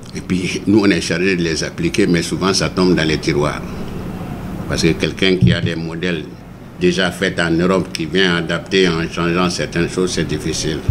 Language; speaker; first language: French; non-native, local second language; Bambara